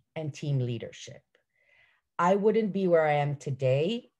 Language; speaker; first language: English; non-native, fluent; Hebrew